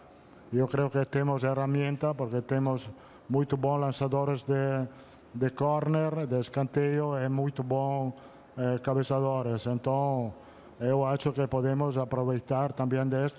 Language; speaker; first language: Portuguese; non-native, fluent; Italian